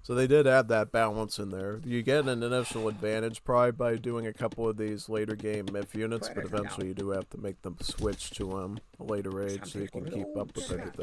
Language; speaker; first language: English; native; English